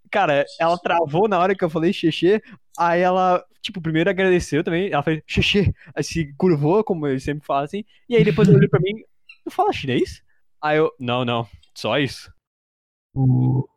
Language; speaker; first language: Portuguese; early bilingual, heritage; Portuguese